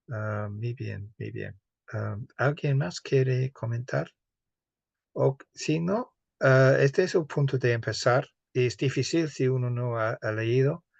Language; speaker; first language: Spanish; non-native, fluent; English